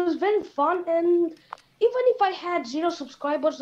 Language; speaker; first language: English; non-native, learner; Romanian